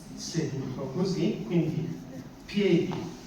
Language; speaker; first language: Italian; non-native, fluent; English